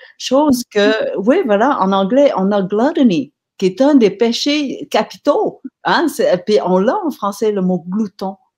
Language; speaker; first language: French; early bilingual, other home language; Vietnamese